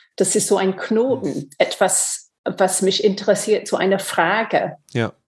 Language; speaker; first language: German; non-native, fluent; English